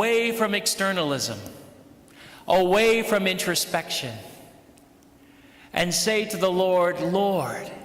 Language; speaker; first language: English; native; English